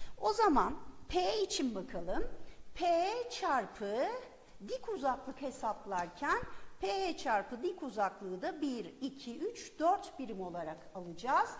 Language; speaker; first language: Turkish; native; Turkish